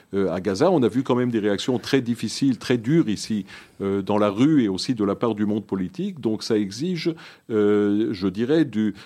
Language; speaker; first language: French; early bilingual, other home language; Hebrew